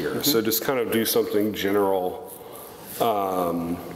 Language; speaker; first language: English; native; English